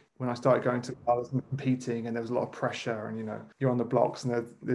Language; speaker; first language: English; native; English